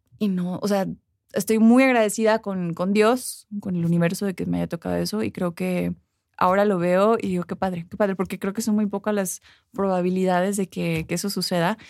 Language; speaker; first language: Spanish; early bilingual, heritage; Spanish